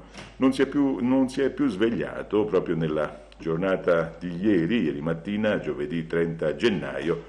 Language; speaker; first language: Italian; native; Italian